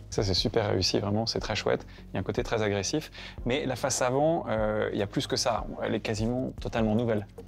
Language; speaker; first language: French; native; French